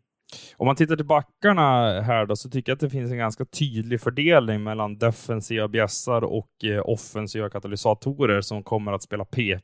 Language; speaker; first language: Swedish; native; Swedish